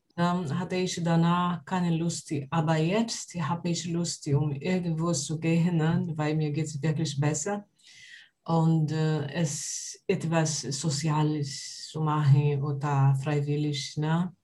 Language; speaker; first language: German; non-native, learner; Portuguese